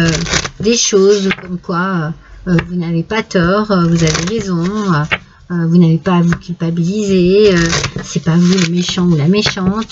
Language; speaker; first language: French; native; French